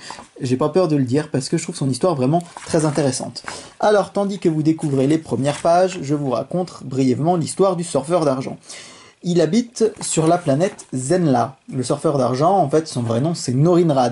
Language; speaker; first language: French; native; French